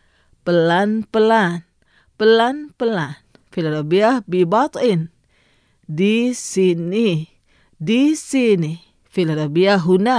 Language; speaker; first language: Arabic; non-native, fluent; Indonesian